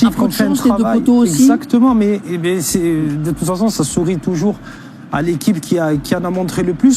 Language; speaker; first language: French; native; French